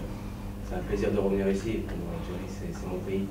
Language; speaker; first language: French; native; French